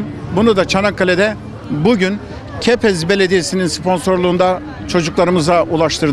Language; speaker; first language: Turkish; native; Turkish